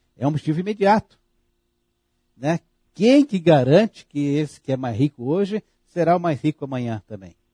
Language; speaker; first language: Portuguese; native; Portuguese